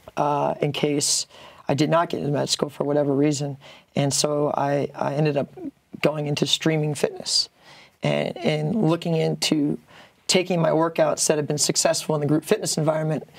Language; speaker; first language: English; native; English